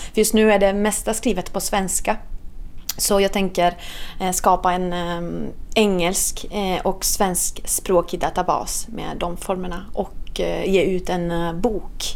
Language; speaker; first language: Swedish; non-native, fluent; Italian